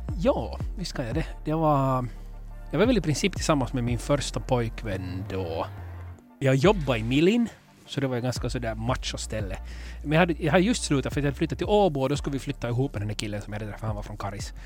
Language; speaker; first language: Swedish; native; Swedish